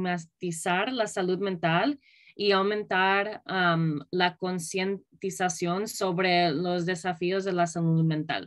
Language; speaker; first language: Spanish; early bilingual, other home language; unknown